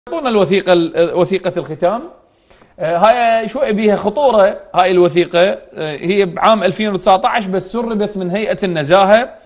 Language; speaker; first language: Arabic; native; Arabic